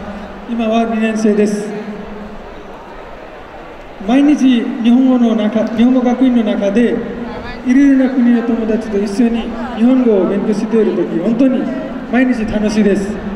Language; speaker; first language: Japanese; non-native, learner; Nepali